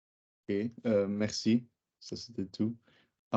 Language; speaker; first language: French; non-native, local second language; Dutch